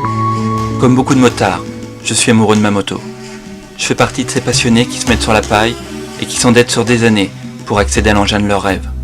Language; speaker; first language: French; native; French